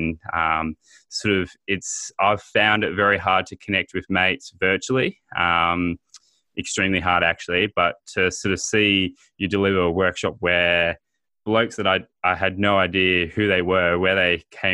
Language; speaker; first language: English; native; English